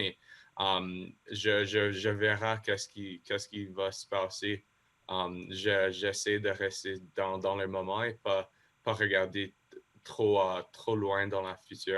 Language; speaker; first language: French; non-native, local second language; English